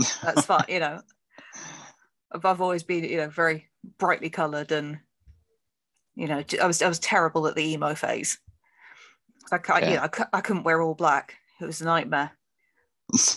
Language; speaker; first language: English; native; English